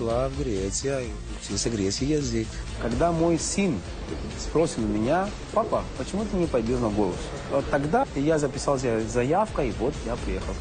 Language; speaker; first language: Russian; non-native, learner; Greek